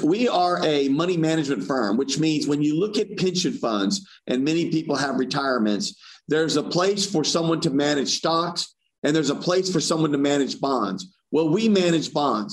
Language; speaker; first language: English; native; English